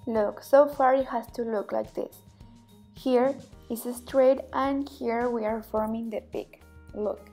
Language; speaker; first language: English; non-native, fluent; Spanish